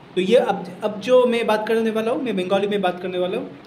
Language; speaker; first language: Hindi; non-native, local second language; Bangla